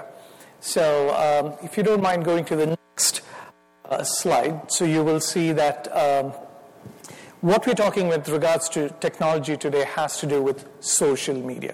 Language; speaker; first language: English; non-native, local second language; Malayalam